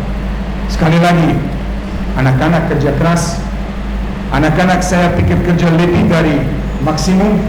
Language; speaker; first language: Indonesian; non-native, fluent; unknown